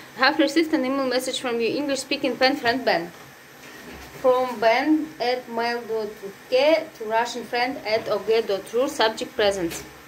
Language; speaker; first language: English; non-native, learner; Russian